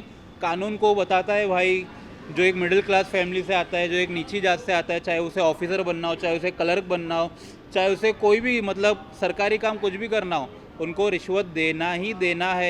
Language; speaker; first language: Hindi; native; Hindi